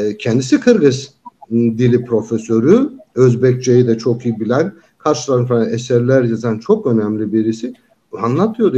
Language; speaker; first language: Turkish; non-native, local second language; Kyrgyz